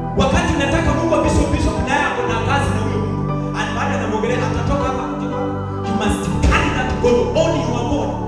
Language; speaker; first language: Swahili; non-native, local second language; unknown